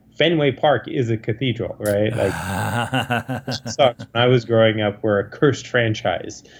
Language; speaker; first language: English; native; English